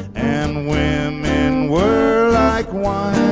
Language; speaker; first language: English; native; English